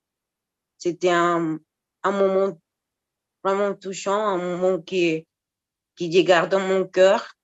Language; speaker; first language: French; non-native, fluent; Spanish